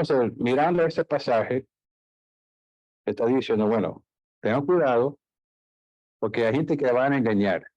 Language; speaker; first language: Spanish; non-native, fluent; English